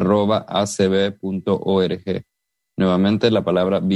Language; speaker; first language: Spanish; native; Spanish